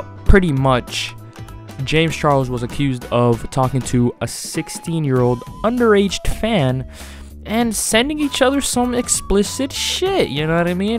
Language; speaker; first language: English; native; English